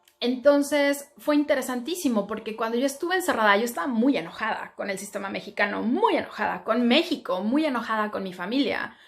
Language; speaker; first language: Spanish; native; Spanish